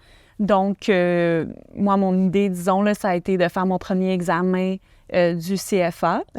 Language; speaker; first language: French; native; French